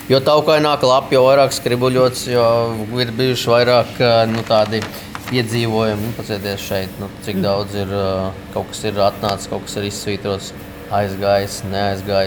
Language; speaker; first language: Latvian; native; Latvian